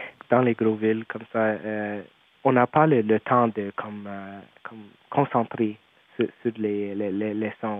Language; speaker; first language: French; non-native, local second language; English